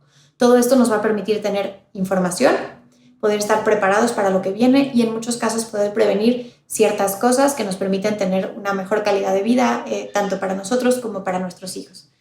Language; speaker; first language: Spanish; native; Spanish